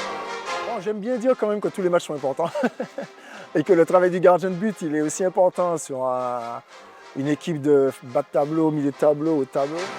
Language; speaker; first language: French; native; French